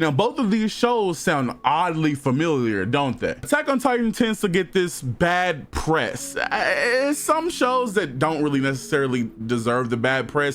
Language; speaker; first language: English; native; English